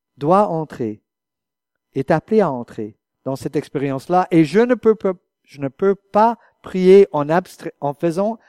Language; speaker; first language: French; non-native, fluent; English